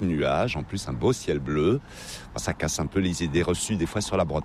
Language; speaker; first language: French; native; French